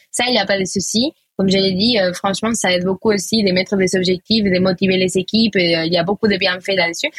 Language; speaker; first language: French; non-native, fluent; Spanish